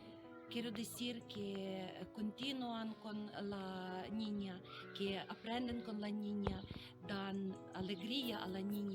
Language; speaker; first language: Spanish; non-native, learner; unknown